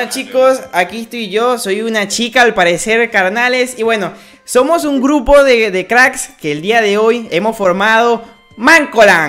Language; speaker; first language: Spanish; native; Spanish